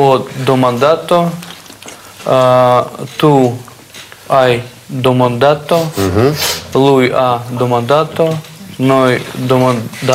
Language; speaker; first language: Italian; non-native, learner; Russian